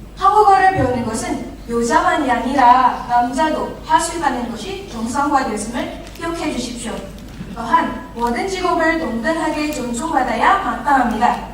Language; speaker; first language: Korean; non-native, fluent; Indonesian